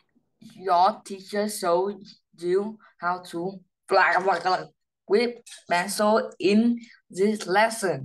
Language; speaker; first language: English; non-native, learner; Vietnamese